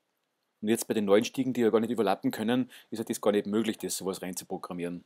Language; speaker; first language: German; native; German